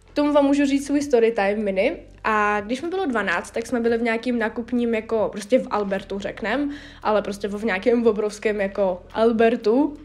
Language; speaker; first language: Czech; early bilingual, other home language; Russian